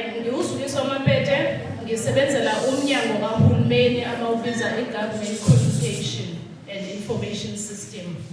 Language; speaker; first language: Zulu; non-native, local second language; Xhosa